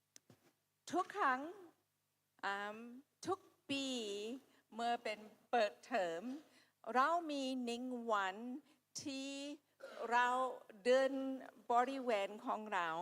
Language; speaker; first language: Thai; non-native, local second language; Akha